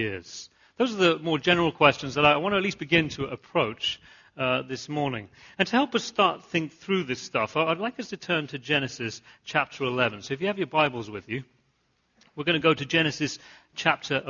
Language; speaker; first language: English; native; English